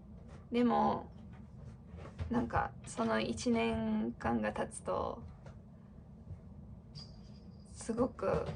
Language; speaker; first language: Japanese; non-native, fluent; English